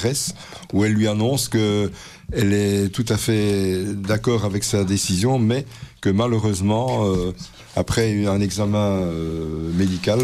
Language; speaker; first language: French; native; French